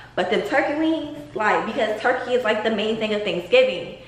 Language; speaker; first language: English; native; English